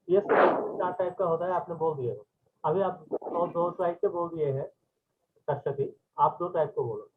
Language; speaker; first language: Hindi; non-native, local second language; Bangla